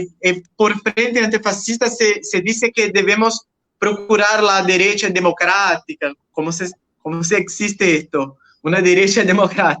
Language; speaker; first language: Spanish; non-native, learner; Portuguese